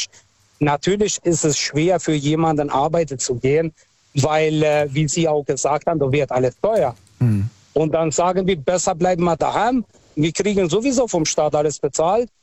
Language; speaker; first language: German; non-native, fluent; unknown